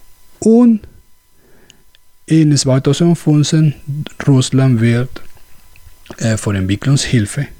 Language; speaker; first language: German; non-native, learner; Spanish